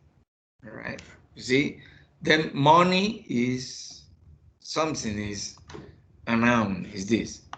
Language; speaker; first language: English; non-native, fluent; Spanish